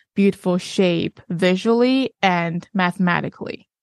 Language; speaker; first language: English; non-native, fluent; Chinese